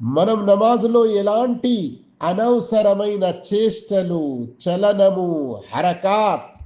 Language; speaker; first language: Telugu; non-native, local second language; Urdu